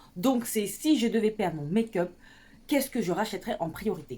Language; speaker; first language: French; native; French